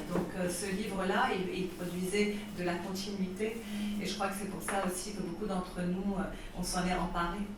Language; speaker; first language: French; non-native, local second language; Arabic